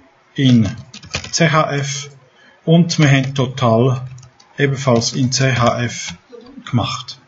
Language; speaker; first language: German; non-native, fluent; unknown